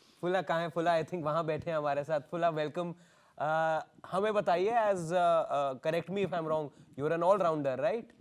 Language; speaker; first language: Hindi; native; Hindi